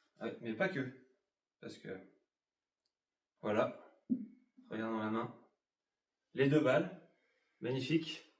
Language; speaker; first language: French; native; French